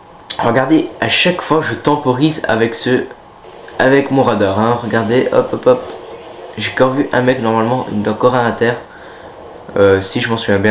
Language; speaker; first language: French; native; French